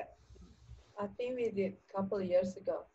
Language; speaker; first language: English; non-native, learner; Indonesian